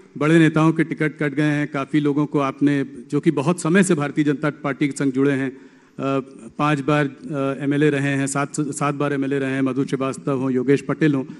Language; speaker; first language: Hindi; native; Hindi